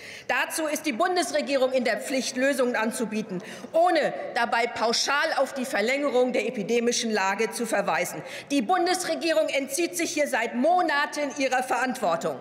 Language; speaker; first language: German; native; German